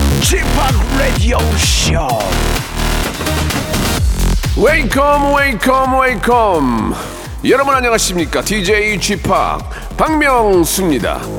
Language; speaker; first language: Korean; native; Korean